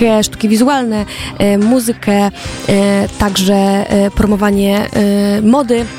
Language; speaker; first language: Polish; native; Polish